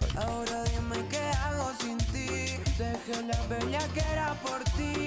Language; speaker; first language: Spanish; native; Spanish